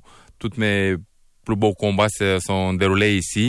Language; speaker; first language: French; non-native, fluent; Romanian